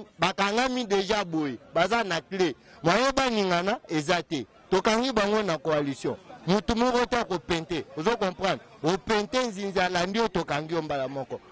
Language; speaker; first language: Lingala; non-native, local second language; Kongo